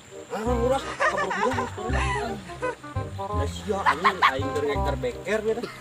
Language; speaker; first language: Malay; non-native, local second language; Sundanese